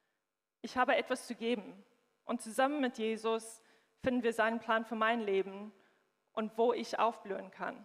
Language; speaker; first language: German; non-native, fluent; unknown